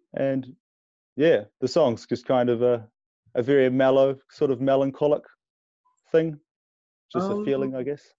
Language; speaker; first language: English; native; English